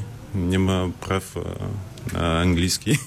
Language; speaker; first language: Bulgarian; non-native, learner; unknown